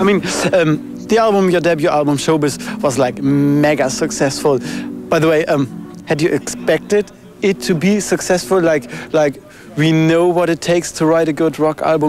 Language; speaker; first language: English; non-native, fluent; German